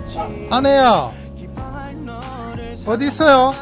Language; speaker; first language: Korean; native; Korean